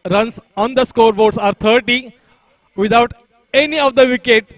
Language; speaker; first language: English; non-native, local second language; Marathi